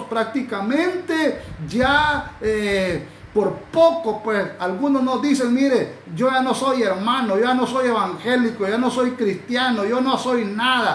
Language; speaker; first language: Spanish; native; Spanish